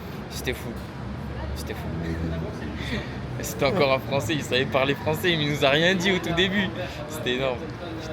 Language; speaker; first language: French; native; French